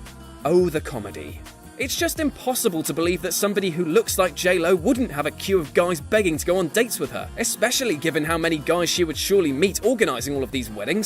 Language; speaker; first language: English; native; English